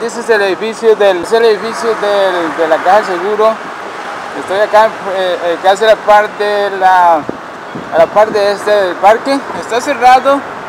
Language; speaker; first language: Spanish; native; Spanish